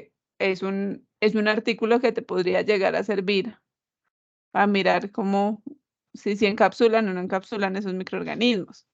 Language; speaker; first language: Spanish; native; Spanish